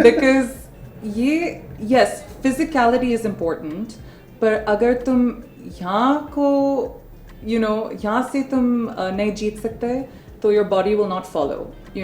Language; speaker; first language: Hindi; non-native, local second language; English